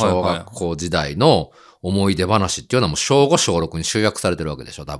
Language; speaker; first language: Japanese; native; Japanese